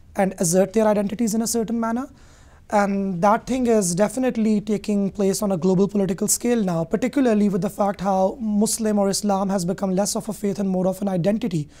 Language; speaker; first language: English; non-native, local second language; Hindi